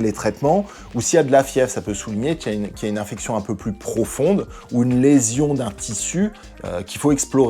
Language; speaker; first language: French; native; French